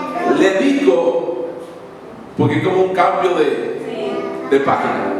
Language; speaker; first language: Spanish; native; Spanish